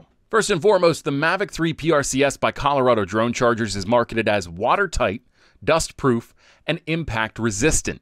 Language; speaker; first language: English; native; English